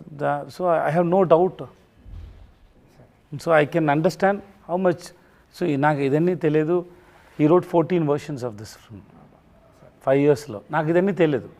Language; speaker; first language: Telugu; non-native, learner; Tamil